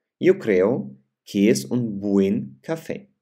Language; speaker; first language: Spanish; non-native, fluent; Russian